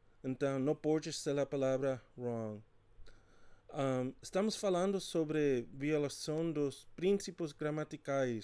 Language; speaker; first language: Portuguese; non-native, fluent; English